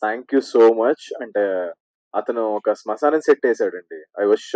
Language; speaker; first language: Telugu; native; Telugu